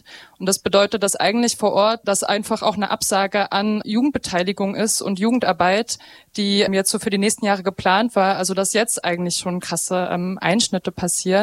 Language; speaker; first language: German; native; German